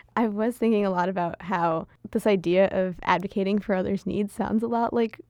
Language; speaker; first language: English; early bilingual, other home language; Gujarati